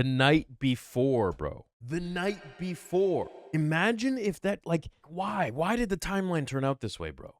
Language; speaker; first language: English; native; English